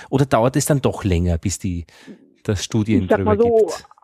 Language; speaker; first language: German; native; German